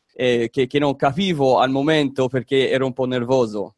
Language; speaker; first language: Italian; early bilingual, heritage; Italian